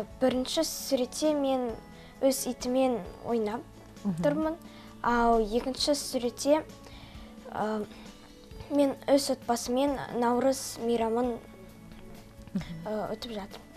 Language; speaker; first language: Kazakh; non-native, local second language; Russian